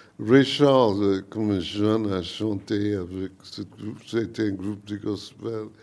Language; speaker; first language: French; non-native, learner; English